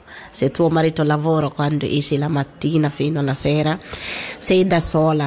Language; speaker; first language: Italian; non-native, learner; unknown